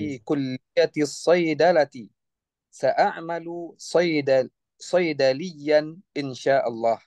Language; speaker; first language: Arabic; non-native, learner; Indonesian